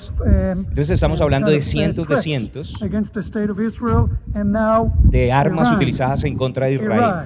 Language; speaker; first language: Spanish; native; Spanish